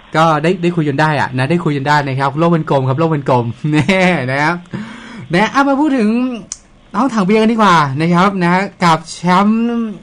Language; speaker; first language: Thai; native; Thai